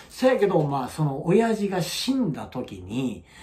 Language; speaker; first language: Japanese; native; Japanese